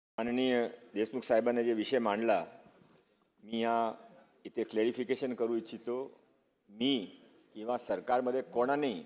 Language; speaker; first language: Marathi; non-native, local second language; Hindi